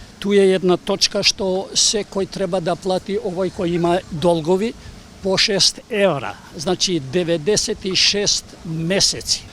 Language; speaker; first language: Macedonian; non-native, local second language; Albanian